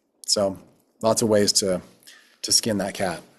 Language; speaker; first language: English; native; English